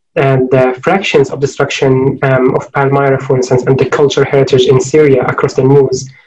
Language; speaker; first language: English; non-native, fluent; Arabic